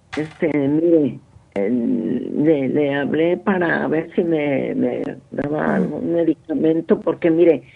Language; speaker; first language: Spanish; native; Spanish